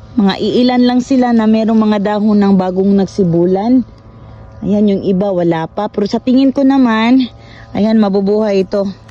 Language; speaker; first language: Filipino; non-native, local second language; Cebuano